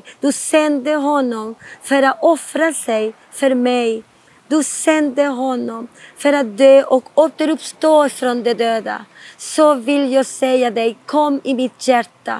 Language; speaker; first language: Swedish; non-native, fluent; Spanish